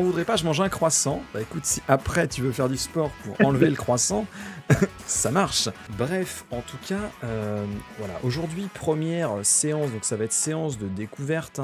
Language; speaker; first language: French; native; French